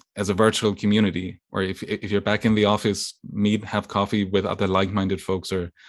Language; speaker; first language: English; non-native, fluent; German